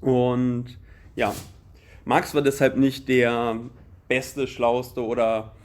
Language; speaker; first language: German; native; German